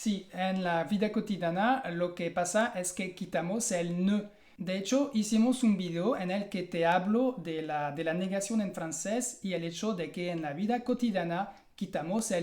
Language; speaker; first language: Spanish; non-native, fluent; French